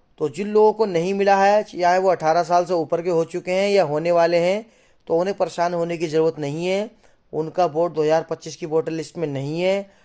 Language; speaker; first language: Hindi; native; Hindi